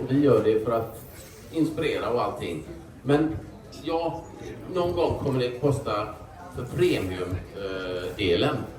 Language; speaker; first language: Swedish; native; Swedish